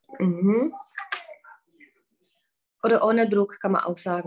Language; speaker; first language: German; non-native, fluent; Czech